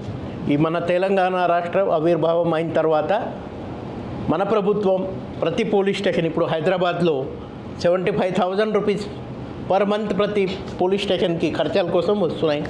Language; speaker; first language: Telugu; non-native, fluent; Marathi